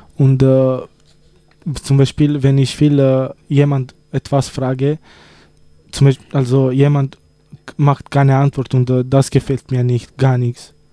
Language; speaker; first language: German; non-native, learner; Italian